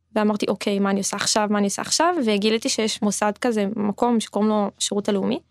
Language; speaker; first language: Hebrew; native; Hebrew